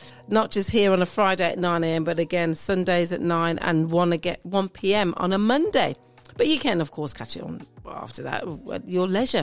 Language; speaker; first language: English; native; English